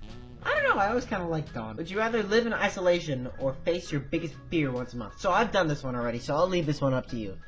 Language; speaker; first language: English; native; English